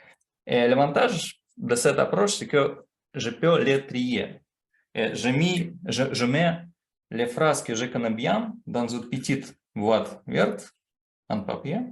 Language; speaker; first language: French; non-native, fluent; Russian